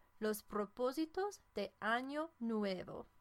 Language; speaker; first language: Spanish; non-native, fluent; English